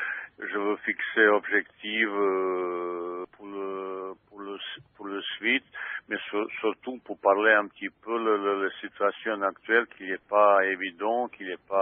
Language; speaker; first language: French; non-native, fluent; Bosnian